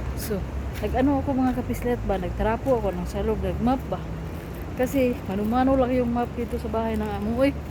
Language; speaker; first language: Filipino; non-native, local second language; Cebuano